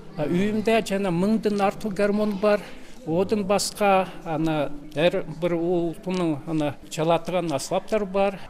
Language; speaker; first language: Kazakh; non-native, local second language; Russian